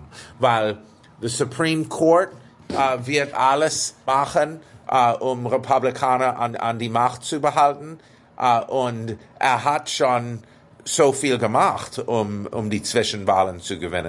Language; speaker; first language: German; non-native, fluent; English